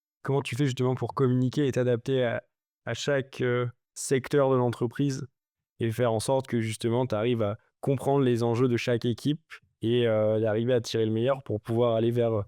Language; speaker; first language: French; native; French